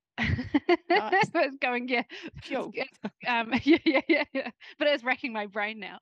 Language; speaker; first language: English; native; English